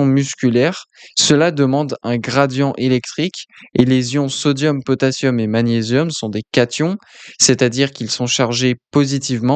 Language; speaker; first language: French; native; French